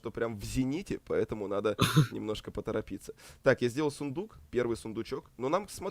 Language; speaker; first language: Russian; native; Russian